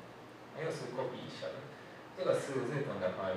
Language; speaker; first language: Chinese; non-native, learner; Japanese